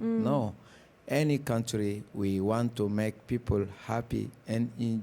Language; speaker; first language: English; non-native, learner; Bambara